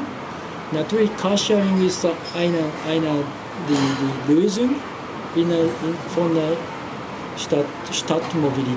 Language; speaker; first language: German; non-native, learner; Japanese